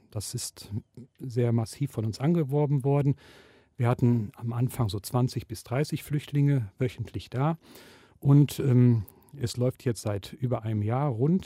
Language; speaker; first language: German; native; German